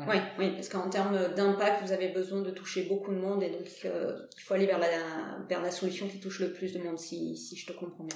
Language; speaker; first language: French; native; French